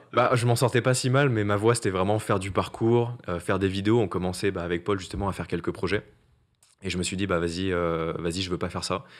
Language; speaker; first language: French; native; French